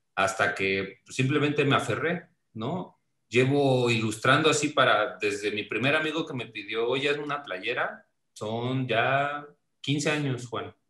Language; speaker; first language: Spanish; native; Spanish